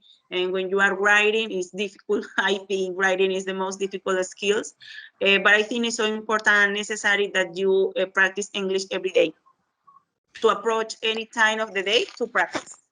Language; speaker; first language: English; non-native, learner; Spanish